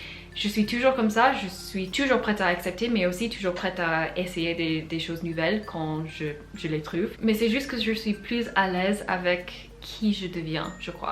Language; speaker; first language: French; non-native, fluent; English